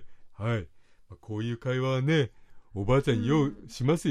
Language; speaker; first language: Japanese; native; Japanese